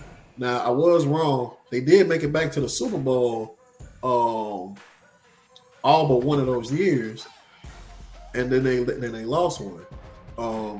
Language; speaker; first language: English; native; English